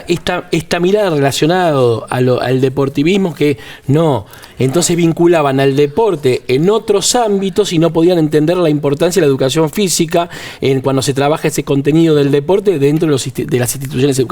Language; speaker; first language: Spanish; native; Spanish